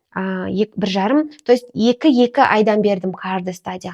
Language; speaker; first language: Russian; non-native, local second language; Kazakh